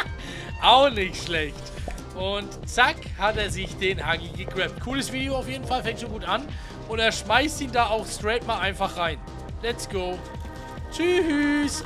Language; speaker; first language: German; native; German